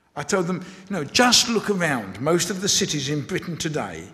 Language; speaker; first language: English; native; English